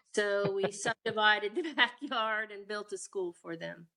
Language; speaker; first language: English; native; English